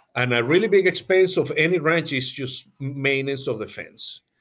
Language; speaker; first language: English; non-native, fluent; Spanish